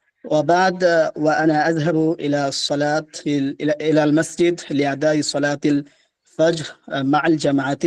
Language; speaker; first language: Arabic; non-native, learner; Bangla